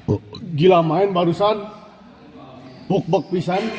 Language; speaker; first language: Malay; non-native, local second language; Sundanese